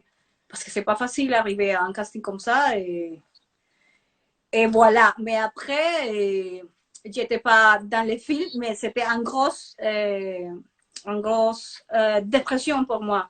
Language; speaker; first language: French; non-native, fluent; Spanish